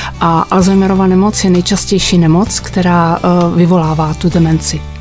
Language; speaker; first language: Czech; native; Czech